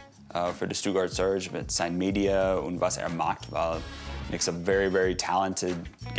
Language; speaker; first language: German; non-native, fluent; English